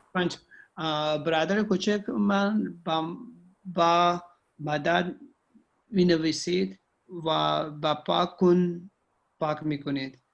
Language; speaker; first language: Persian; non-native, learner; Urdu